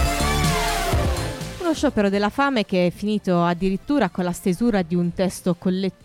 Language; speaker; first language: Italian; native; Italian